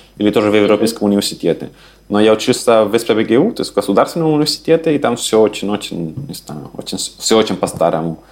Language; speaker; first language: Russian; non-native, fluent; Spanish